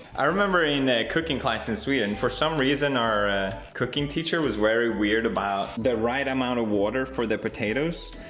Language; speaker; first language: English; non-native, fluent; Swedish